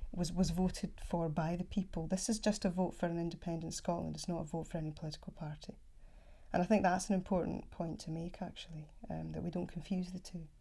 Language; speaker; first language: English; native; English